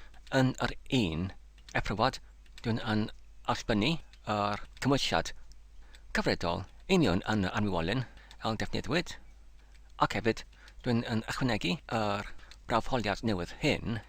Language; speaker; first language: Welsh; non-native, learner; English